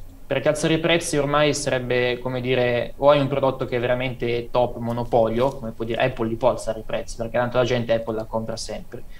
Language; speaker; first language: Italian; native; Italian